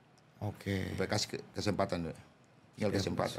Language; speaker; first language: Indonesian; non-native, local second language; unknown